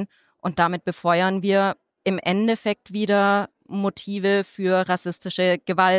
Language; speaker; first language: German; native; German